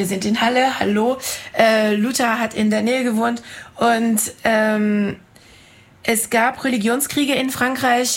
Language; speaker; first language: German; non-native, fluent; French